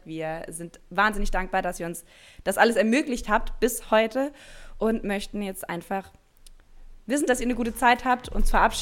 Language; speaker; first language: German; native; German